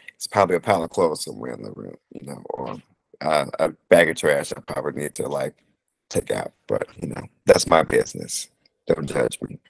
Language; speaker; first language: English; native; English